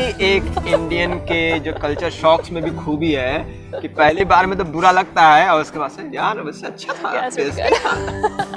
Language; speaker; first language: Hindi; native; Hindi